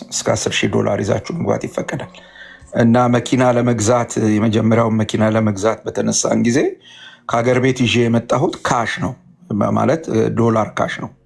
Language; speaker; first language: Amharic; native; Amharic